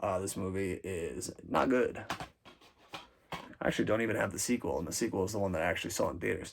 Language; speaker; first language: English; native; English